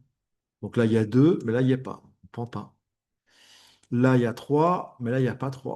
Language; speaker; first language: French; native; French